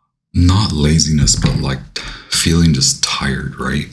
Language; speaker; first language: English; native; English